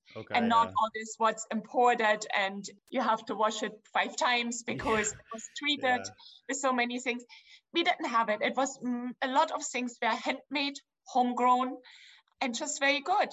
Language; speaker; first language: English; non-native, fluent; German